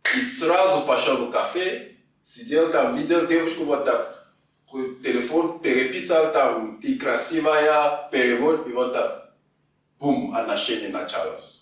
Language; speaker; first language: Russian; non-native, fluent; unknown